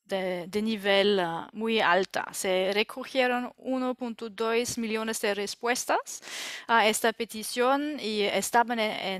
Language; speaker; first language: Spanish; non-native, learner; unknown